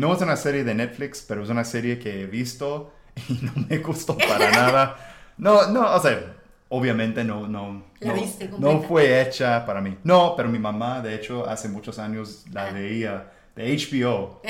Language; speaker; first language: Spanish; non-native, fluent; English